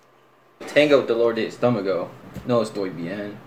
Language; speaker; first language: Spanish; non-native, learner; English